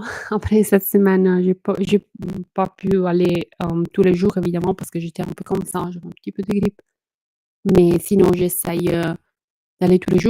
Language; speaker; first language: French; non-native, fluent; Italian